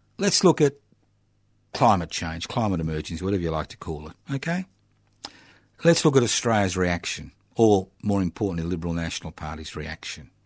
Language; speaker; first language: English; early bilingual, other home language; Italian